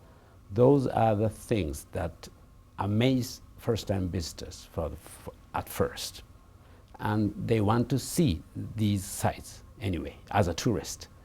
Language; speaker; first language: English; non-native, fluent; Japanese